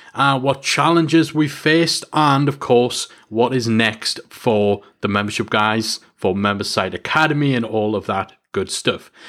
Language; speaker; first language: English; native; English